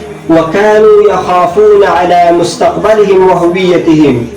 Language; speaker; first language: Arabic; non-native, learner; Urdu